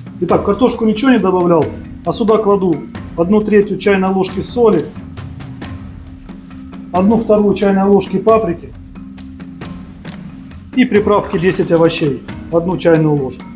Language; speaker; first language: Russian; native; Russian